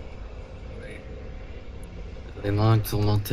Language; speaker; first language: French; native; French